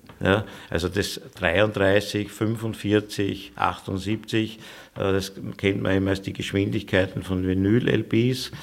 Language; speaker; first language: German; native; German